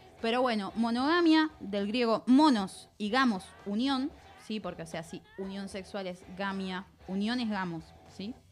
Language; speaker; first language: Spanish; native; Spanish